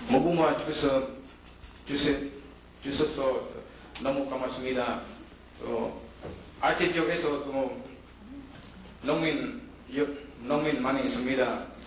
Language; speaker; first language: Korean; non-native, learner; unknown